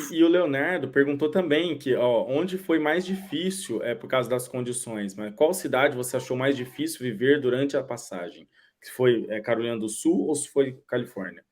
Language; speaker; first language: Portuguese; native; Portuguese